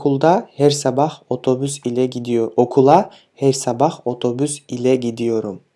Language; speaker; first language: Turkish; non-native, fluent; Kyrgyz